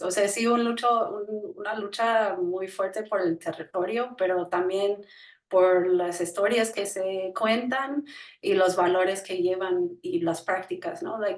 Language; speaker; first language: Spanish; non-native, fluent; English